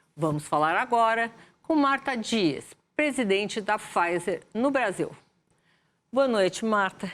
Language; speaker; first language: Portuguese; native; Portuguese